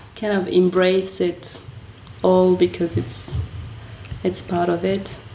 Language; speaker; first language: English; non-native, fluent; French